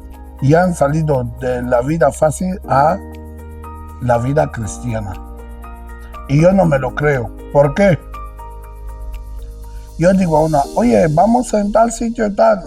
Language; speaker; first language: Spanish; non-native, local second language; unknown